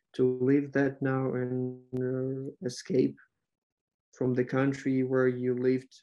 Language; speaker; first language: English; non-native, learner; Ukrainian